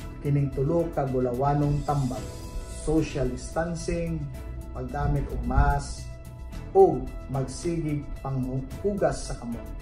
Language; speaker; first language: Cebuano; native; Cebuano